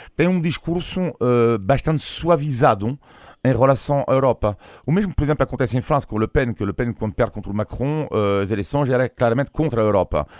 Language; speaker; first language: Portuguese; non-native, fluent; French